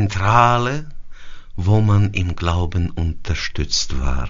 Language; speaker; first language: German; early bilingual, heritage; German